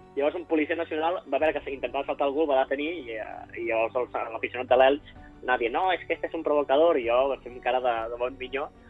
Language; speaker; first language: Catalan; native; Catalan